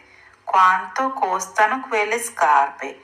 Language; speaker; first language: Italian; non-native, fluent; Sinhala